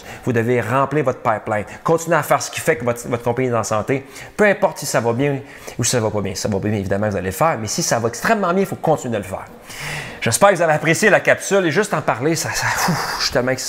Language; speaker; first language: French; native; French